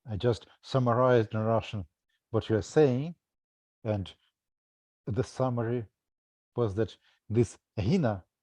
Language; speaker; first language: English; non-native, fluent; Russian